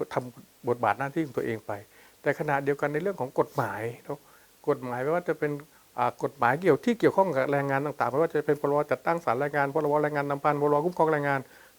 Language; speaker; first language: Thai; native; Thai